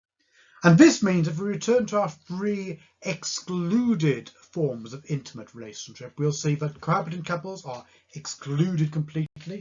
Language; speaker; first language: English; native; English